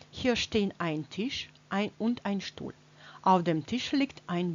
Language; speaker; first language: German; non-native, fluent; Russian